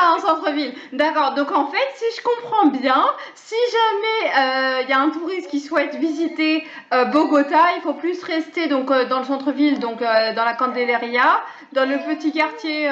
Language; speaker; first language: French; native; French